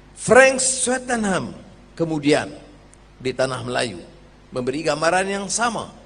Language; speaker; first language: Malay; native; Malay